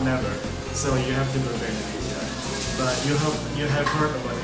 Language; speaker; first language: English; non-native, learner; Indonesian